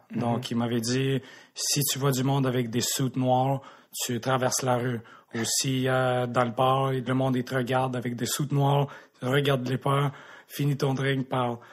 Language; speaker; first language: French; native; French